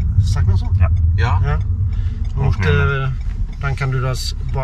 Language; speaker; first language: German; non-native, learner; Swedish